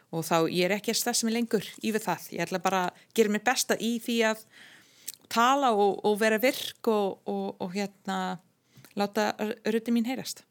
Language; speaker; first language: Icelandic; non-native, fluent; English